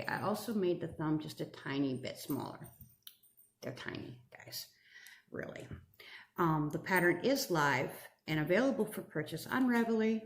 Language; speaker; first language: English; native; English